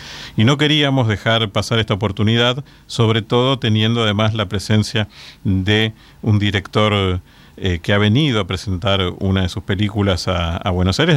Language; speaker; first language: Spanish; native; Spanish